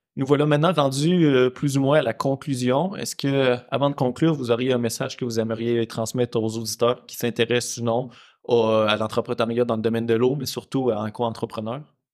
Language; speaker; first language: French; native; French